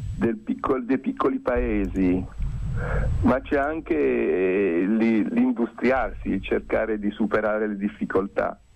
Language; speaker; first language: Italian; native; Italian